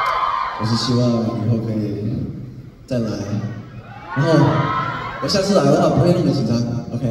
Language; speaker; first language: Chinese; early bilingual, heritage; English